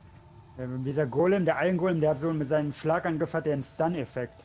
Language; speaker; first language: German; native; German